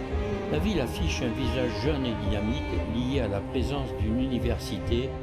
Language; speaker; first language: French; native; French